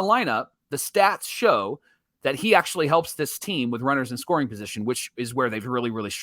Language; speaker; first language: English; native; English